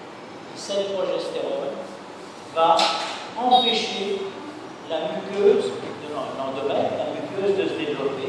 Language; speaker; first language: French; native; French